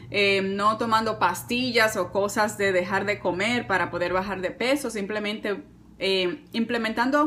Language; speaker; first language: Spanish; native; Spanish